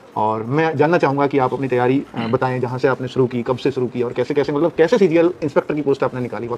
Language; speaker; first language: Hindi; native; Hindi